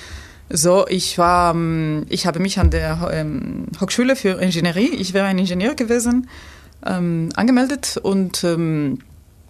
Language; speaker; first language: German; non-native, fluent; Spanish